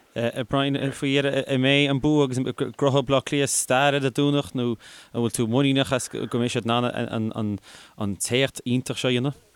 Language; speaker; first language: Irish; native; Irish